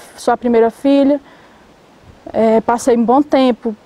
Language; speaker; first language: Portuguese; native; Portuguese